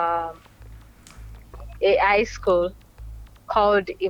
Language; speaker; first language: English; non-native, local second language; Yoruba